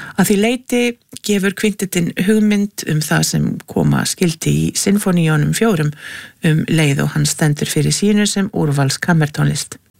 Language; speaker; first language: Icelandic; native; Icelandic